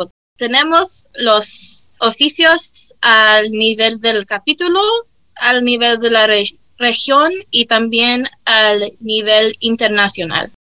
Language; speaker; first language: Spanish; early bilingual, heritage; Spanish